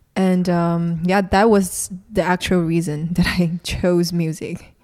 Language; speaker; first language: English; non-native, local second language; Chinese